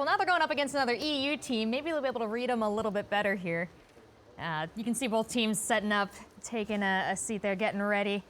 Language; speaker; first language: English; native; English